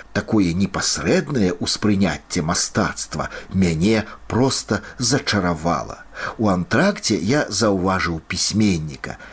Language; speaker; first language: Belarusian; native; Belarusian